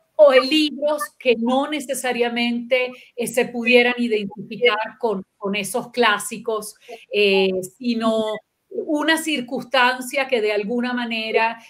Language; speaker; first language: Spanish; non-native, local second language; Italian